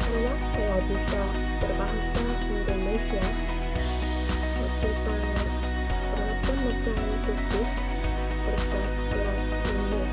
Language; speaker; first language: Indonesian; non-native, learner; Korean